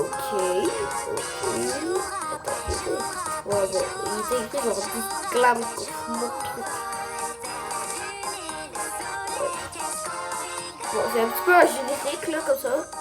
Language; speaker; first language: French; native; French